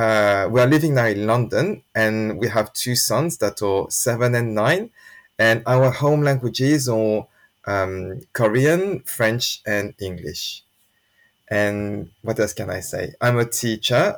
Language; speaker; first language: English; non-native, fluent; French